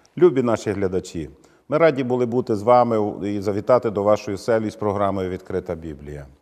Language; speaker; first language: Ukrainian; native; Ukrainian